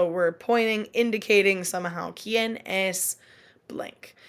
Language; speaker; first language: Spanish; non-native, fluent; English